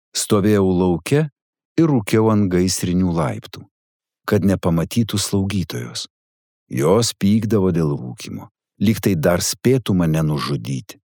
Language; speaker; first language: Lithuanian; native; Lithuanian